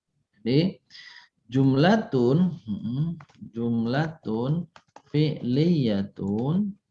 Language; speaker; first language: Arabic; non-native, fluent; Indonesian